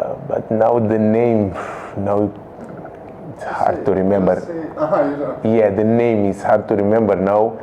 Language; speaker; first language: English; non-native, local second language; Kabuverdianu